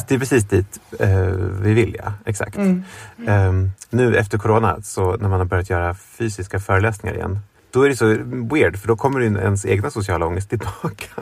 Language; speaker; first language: Swedish; native; Swedish